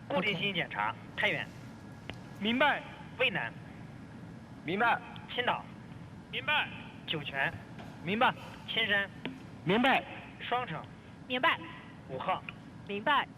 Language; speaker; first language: Chinese; native; Chinese